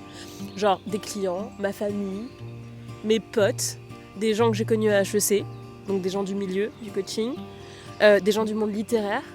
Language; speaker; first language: French; native; French